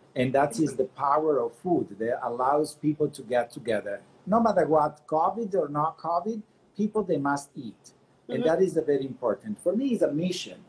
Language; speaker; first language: English; non-native, fluent; Italian